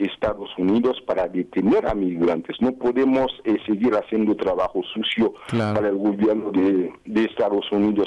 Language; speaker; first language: Spanish; non-native, fluent; Haitian Creole